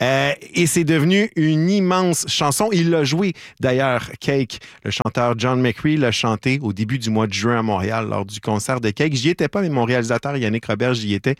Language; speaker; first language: French; native; French